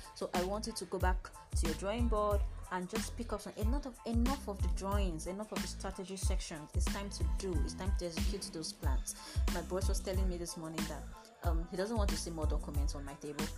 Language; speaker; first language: English; non-native, local second language; Yoruba